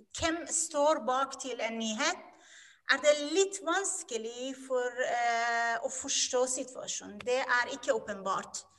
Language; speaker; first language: Norwegian; non-native, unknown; Persian